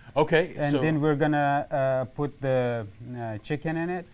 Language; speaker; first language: English; non-native, fluent; Pashto